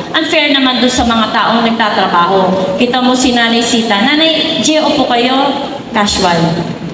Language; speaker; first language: Filipino; native; Filipino